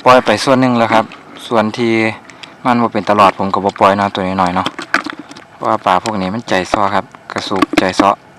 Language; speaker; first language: Thai; native; Thai